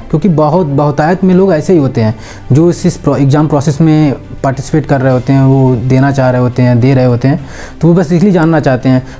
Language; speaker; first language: Hindi; native; Hindi